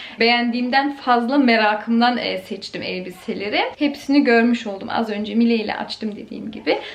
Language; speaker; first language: Turkish; early bilingual, heritage; Turkish